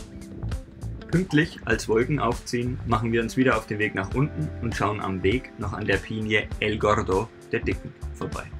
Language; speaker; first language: German; native; German